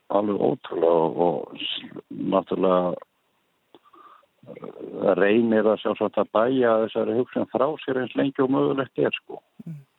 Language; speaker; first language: Icelandic; native; Icelandic